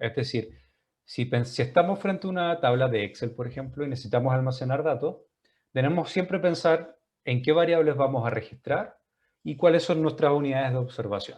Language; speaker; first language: Spanish; native; Spanish